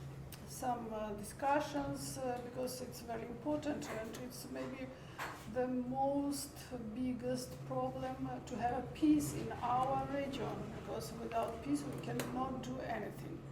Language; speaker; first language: English; non-native, learner; Armenian